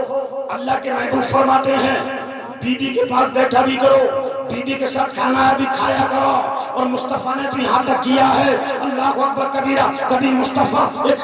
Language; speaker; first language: Urdu; native; Urdu